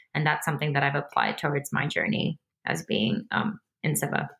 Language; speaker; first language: English; native; English